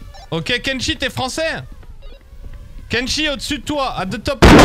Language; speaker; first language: French; native; French